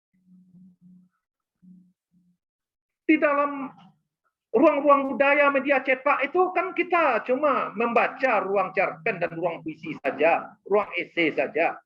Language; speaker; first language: Indonesian; native; Indonesian